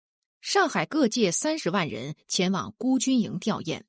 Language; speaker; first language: Chinese; native; Chinese